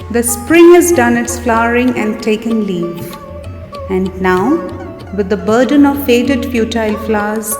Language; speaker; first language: English; non-native, local second language; Bangla